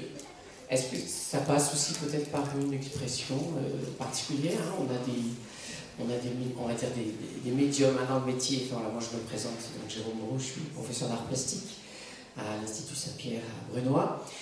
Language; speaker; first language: French; native; French